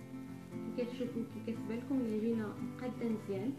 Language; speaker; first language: Arabic; native; Arabic